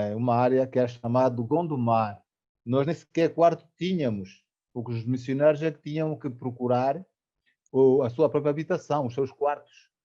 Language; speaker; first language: Portuguese; native; Portuguese